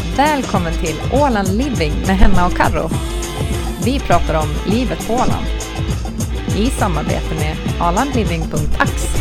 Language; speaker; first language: Swedish; native; Swedish